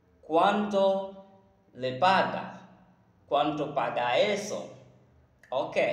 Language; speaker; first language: Spanish; non-native, learner; Haitian Creole